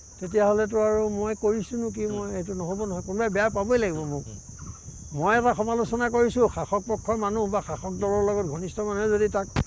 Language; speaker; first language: Assamese; native; Assamese